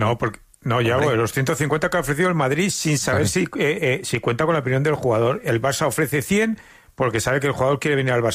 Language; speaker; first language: Spanish; native; Spanish